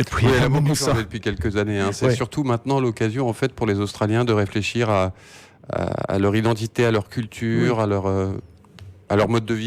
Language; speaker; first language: French; native; French